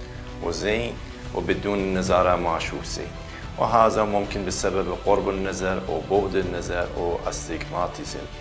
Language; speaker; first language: Arabic; non-native, learner; Persian